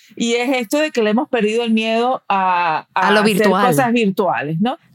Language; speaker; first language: Spanish; early bilingual, heritage; Spanish